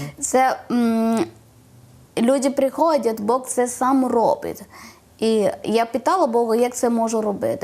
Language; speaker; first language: Ukrainian; non-native, learner; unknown